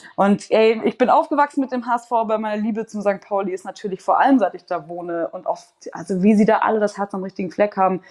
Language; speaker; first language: German; native; German